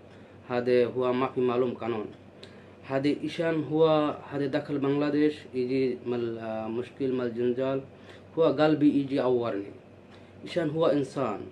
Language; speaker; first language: Arabic; non-native, learner; Bangla